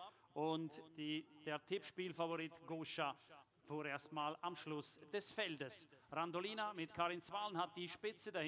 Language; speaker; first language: German; native; German